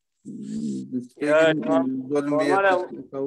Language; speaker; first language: German; non-native, learner; Turkish